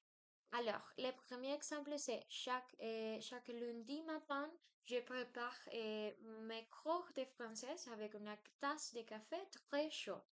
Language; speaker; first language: French; non-native, learner; Spanish